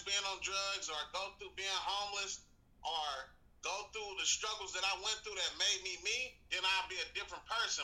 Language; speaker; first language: English; native; English